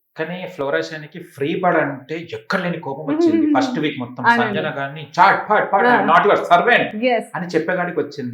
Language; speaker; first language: Telugu; native; Telugu